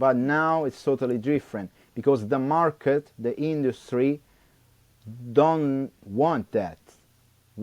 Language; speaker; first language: English; non-native, learner; Italian